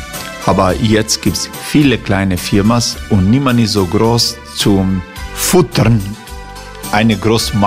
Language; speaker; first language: German; non-native, learner; Croatian